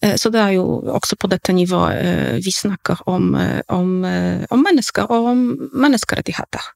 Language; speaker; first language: Norwegian; non-native, fluent; Polish